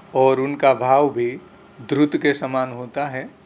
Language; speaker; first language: Hindi; non-native, local second language; Gujarati